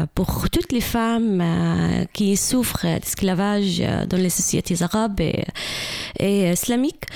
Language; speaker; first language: French; non-native, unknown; Arabic